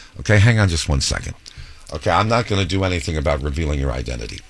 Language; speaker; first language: English; native; English